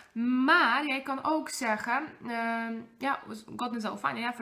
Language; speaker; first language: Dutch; non-native, fluent; Polish